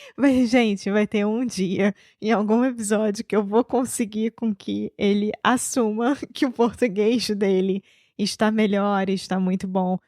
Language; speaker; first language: Portuguese; native; Portuguese